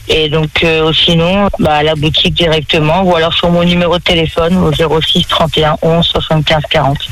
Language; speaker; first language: French; native; French